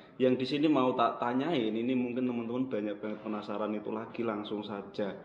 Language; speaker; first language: Indonesian; native; Indonesian